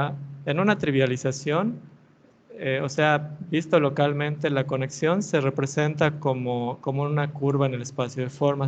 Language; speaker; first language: Spanish; native; Spanish